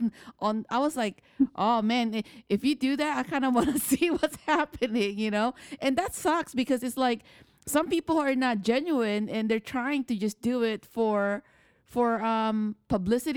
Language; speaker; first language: English; non-native, local second language; Filipino